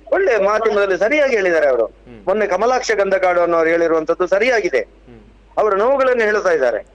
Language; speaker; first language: Kannada; non-native, local second language; Tulu